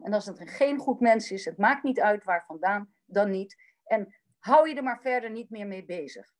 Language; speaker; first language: Dutch; native; Dutch